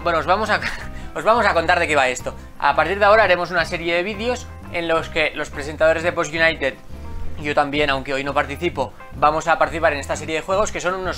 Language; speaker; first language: Spanish; native; Spanish